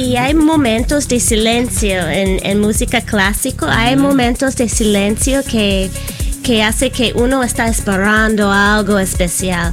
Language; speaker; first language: Spanish; non-native, fluent; English